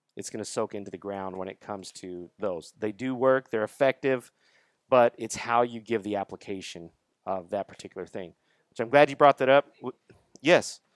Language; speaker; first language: English; native; English